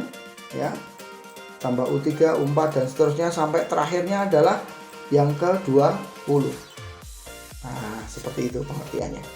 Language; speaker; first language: Indonesian; native; Indonesian